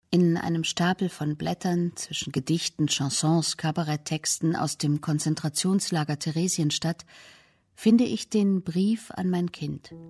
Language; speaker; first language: German; native; German